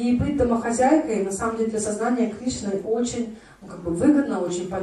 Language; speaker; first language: Russian; native; Russian